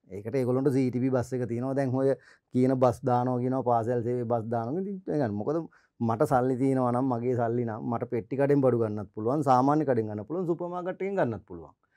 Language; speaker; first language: Sinhala; native; Sinhala